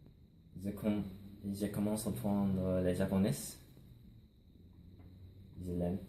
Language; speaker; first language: French; non-native, learner; English